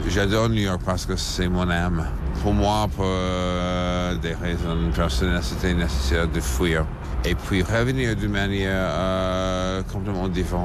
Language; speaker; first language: French; non-native, fluent; English